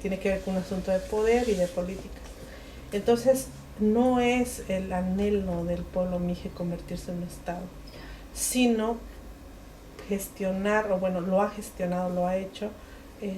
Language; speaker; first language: Spanish; non-native, local second language; Mixtepec Mixtec